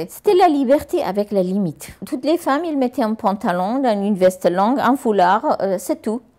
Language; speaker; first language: French; non-native, fluent; Persian